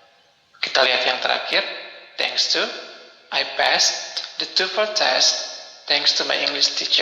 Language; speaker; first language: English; non-native, local second language; Indonesian